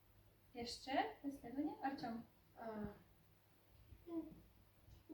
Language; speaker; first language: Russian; non-native, local second language; Ukrainian